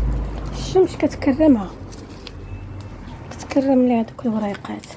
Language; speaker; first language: Arabic; native; Arabic